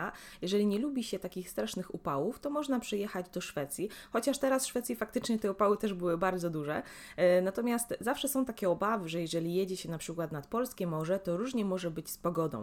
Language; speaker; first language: Polish; native; Polish